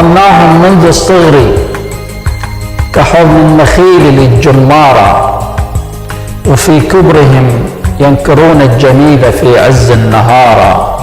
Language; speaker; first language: Arabic; native; Arabic